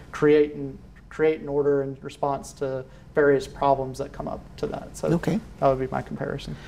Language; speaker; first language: English; native; English